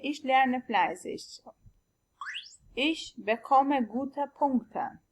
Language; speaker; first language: German; non-native, learner; Albanian